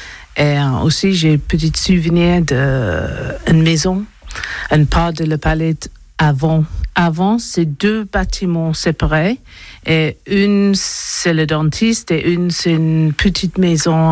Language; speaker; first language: French; non-native, learner; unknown